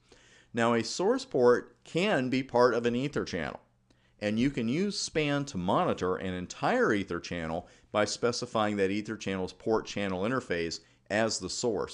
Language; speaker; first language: English; native; English